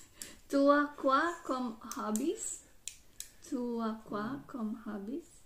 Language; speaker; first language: French; non-native, learner; Filipino